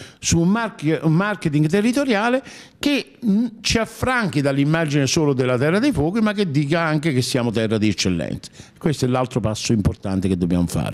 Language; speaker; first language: Italian; native; Italian